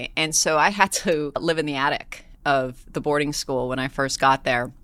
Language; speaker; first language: English; early bilingual, other home language; Persian